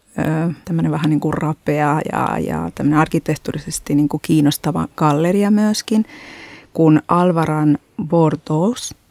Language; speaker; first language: Finnish; non-native, fluent; Spanish